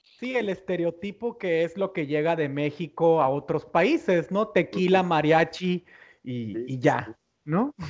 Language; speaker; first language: Spanish; native; Spanish